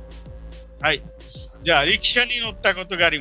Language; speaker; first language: Japanese; non-native, fluent; Bangla